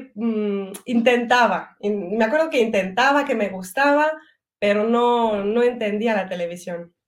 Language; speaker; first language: Spanish; non-native, fluent; French